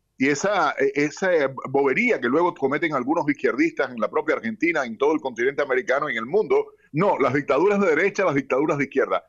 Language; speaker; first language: Spanish; native; Spanish